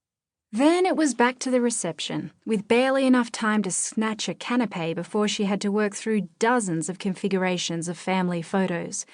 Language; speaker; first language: English; native; English